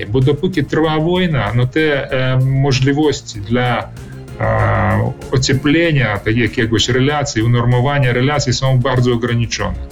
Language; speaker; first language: Polish; early bilingual, heritage; Polish